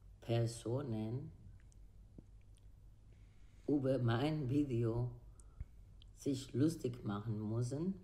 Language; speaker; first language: German; non-native, learner; Spanish